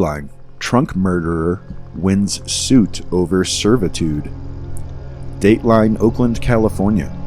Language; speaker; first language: English; native; English